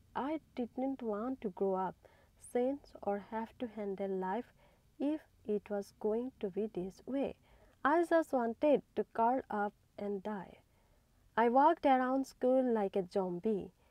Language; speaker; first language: English; non-native, local second language; Assamese